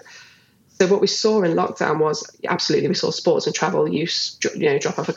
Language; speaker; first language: English; native; English